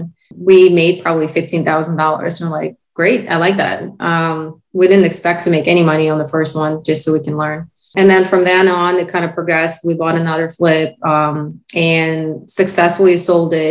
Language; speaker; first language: English; non-native, fluent; Russian